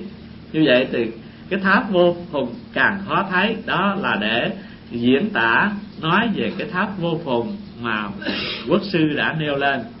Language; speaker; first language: Vietnamese; native; Vietnamese